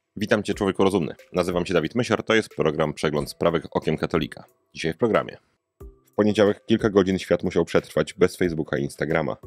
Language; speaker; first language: Polish; native; Polish